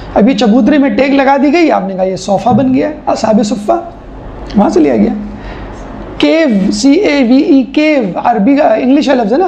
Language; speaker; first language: Urdu; native; Urdu